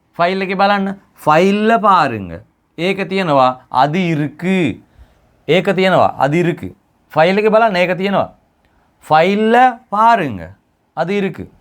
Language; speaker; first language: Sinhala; non-native, local second language; Tamil